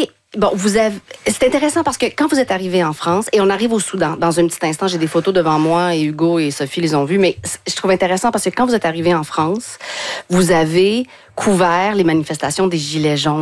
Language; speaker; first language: French; native; French